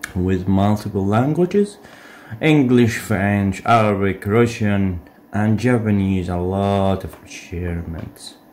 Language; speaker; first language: English; non-native, learner; Arabic